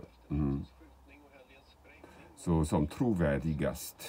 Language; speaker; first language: Swedish; non-native, fluent; German